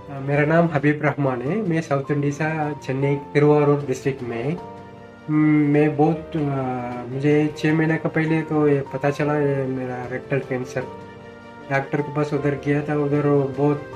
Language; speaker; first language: Hindi; non-native, local second language; Tamil